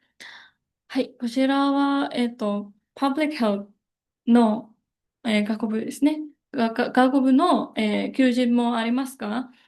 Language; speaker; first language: Japanese; non-native, fluent; Indonesian